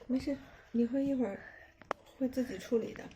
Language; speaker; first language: Chinese; native; Chinese